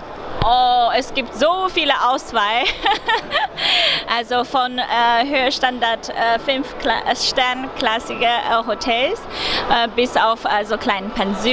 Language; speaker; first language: German; non-native, fluent; Chinese